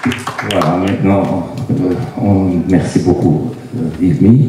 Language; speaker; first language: French; non-native, fluent; Turkish